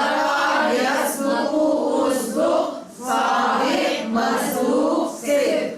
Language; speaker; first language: Arabic; non-native, learner; Urdu